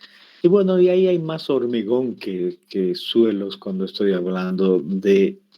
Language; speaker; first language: Spanish; native; Spanish